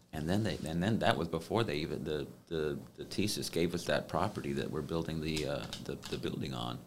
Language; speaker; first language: English; native; English